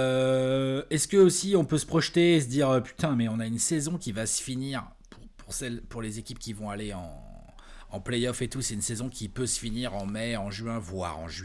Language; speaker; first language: French; native; French